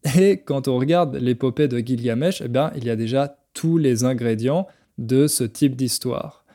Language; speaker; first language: French; native; French